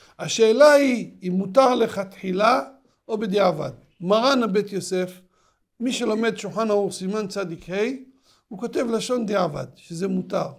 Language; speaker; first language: Hebrew; native; Hebrew